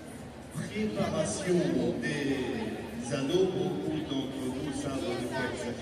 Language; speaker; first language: French; native; French